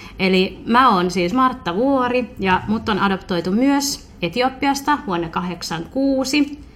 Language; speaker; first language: Finnish; early bilingual, other home language; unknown